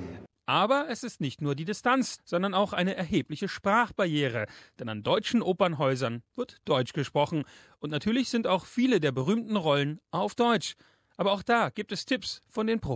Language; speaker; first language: German; native; German